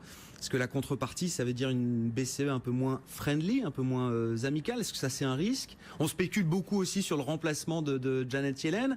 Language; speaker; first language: French; native; French